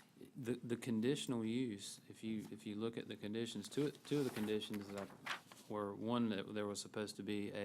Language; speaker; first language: English; native; English